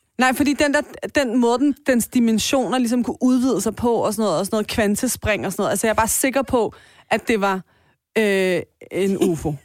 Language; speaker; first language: Danish; early bilingual, other home language; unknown